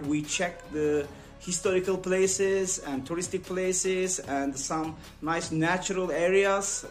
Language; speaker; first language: English; non-native, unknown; Turkish